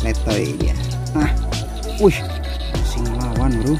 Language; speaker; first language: Indonesian; native; Indonesian